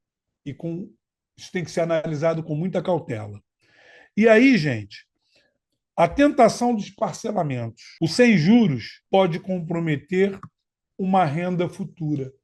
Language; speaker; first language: Portuguese; native; Portuguese